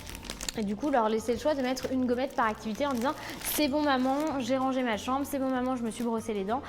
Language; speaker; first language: French; native; French